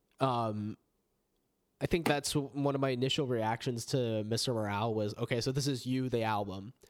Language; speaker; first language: English; native; English